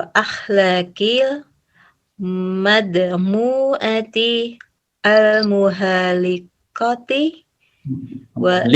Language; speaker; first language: Arabic; non-native, learner; Indonesian